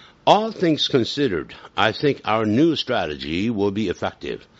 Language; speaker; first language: English; non-native, fluent; Chinese